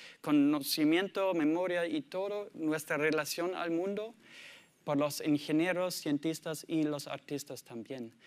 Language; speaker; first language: Spanish; non-native, learner; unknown